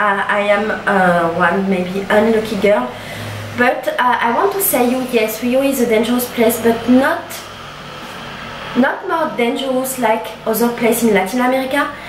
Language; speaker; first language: English; non-native, learner; French